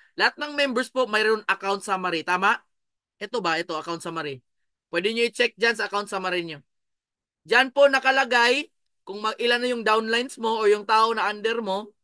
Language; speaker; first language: Filipino; non-native, local second language; Cebuano